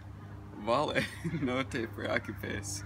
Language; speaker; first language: Spanish; non-native, learner; English